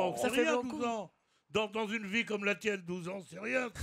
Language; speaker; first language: French; native; French